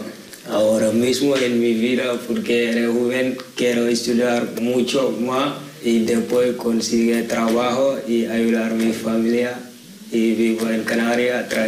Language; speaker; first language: Spanish; non-native, learner; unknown